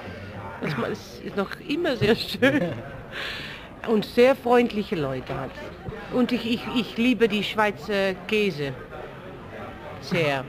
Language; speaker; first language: German; non-native, learner; Dutch